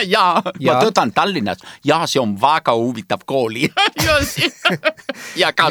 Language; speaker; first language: Estonian; non-native, learner; Italian